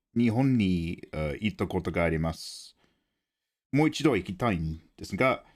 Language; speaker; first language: Japanese; non-native, learner; English